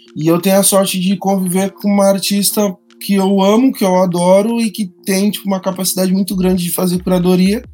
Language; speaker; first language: Portuguese; native; Portuguese